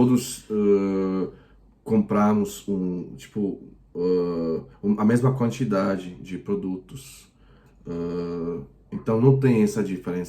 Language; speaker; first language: Portuguese; non-native, fluent; Croatian